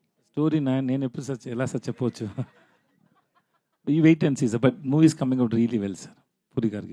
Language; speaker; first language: Telugu; non-native, learner; Tamil